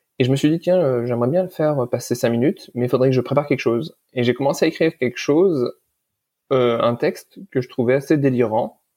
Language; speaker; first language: French; early bilingual, other home language; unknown